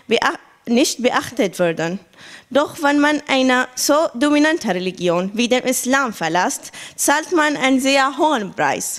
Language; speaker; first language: German; non-native, learner; Arabic